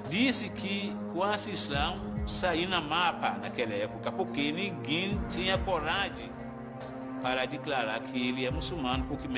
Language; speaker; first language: Portuguese; non-native, fluent; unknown